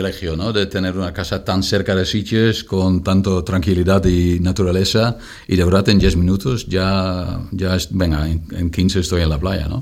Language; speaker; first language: Spanish; non-native, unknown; Dutch